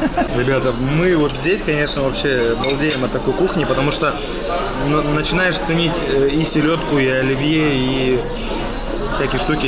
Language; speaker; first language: Russian; native; Russian